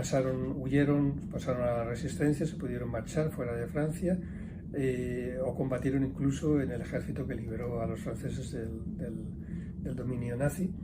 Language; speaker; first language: Spanish; native; Spanish